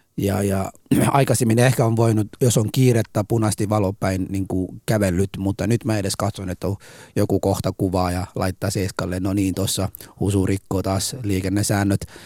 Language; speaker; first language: Finnish; early bilingual, other home language; Arabic